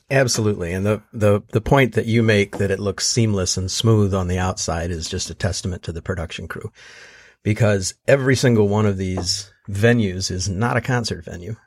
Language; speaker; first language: English; native; English